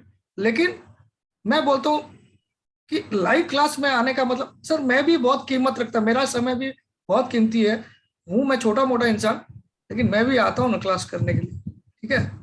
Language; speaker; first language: Hindi; native; Hindi